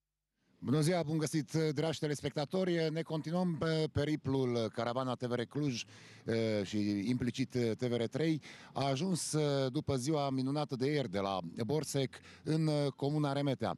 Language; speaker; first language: Romanian; native; Romanian